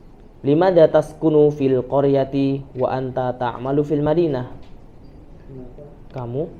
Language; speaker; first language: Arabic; non-native, fluent; Indonesian